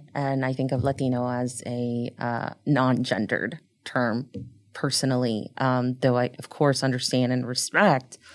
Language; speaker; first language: English; early bilingual, other home language; Spanish